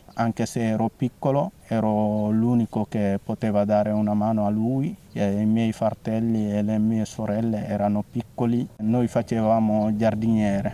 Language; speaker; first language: Italian; non-native, fluent; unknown